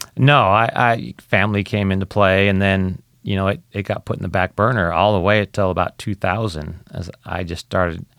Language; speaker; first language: English; native; English